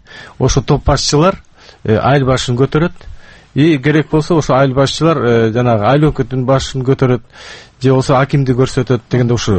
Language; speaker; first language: Kyrgyz; native; Kyrgyz